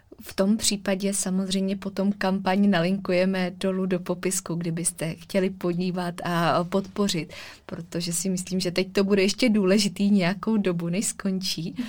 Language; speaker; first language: Czech; native; Czech